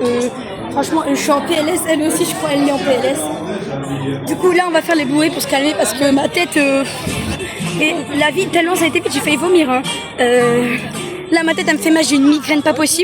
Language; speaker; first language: French; native; French